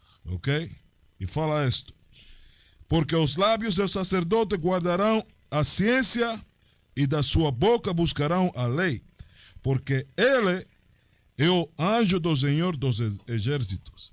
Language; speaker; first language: Portuguese; non-native, learner; Spanish